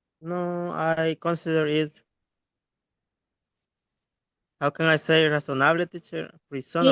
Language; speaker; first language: English; non-native, learner; Spanish